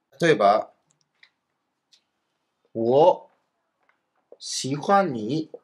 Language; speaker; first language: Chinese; non-native, fluent; Japanese